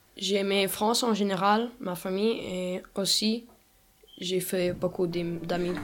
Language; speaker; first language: French; non-native, learner; Lithuanian